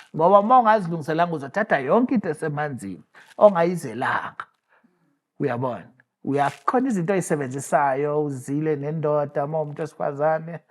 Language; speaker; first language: Zulu; native; Zulu